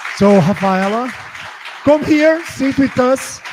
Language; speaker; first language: English; non-native, fluent; Portuguese